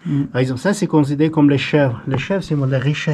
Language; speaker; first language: French; non-native, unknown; Persian